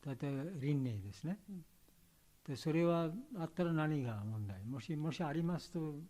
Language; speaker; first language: Japanese; non-native, learner; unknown